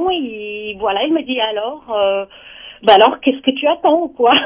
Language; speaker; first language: French; non-native, learner; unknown